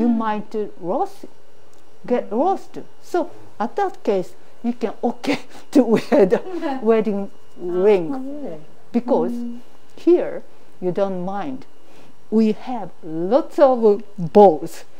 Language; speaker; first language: English; non-native, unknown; Japanese